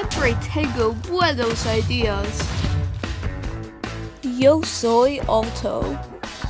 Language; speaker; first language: Spanish; non-native, learner; English